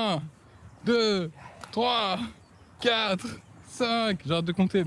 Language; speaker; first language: French; native; French